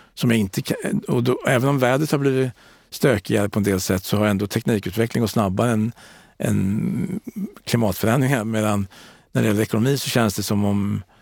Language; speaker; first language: Swedish; native; Swedish